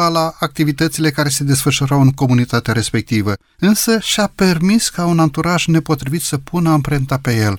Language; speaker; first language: Romanian; native; Romanian